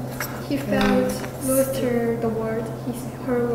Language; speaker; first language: English; non-native, learner; Korean